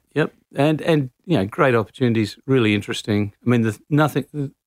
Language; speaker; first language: English; native; English